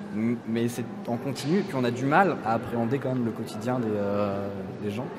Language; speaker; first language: French; native; French